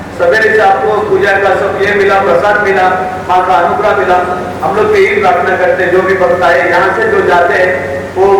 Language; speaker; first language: Hindi; non-native, local second language; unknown